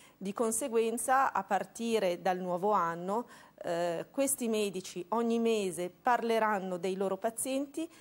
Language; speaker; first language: Italian; native; Italian